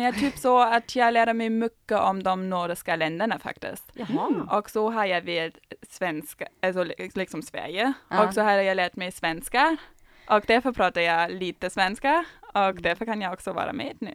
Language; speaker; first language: Swedish; non-native, fluent; German